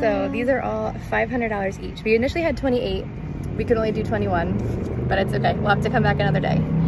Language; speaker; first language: English; early bilingual, other home language; Spanish